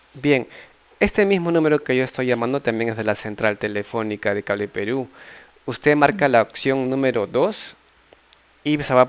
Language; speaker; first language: Spanish; native; Spanish